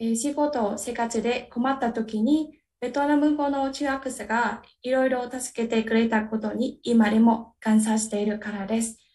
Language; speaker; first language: Japanese; non-native, fluent; Vietnamese